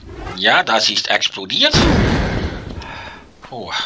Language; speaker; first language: German; non-native, learner; Dutch